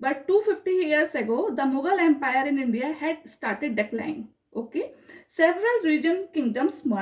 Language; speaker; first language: English; non-native, local second language; Hindi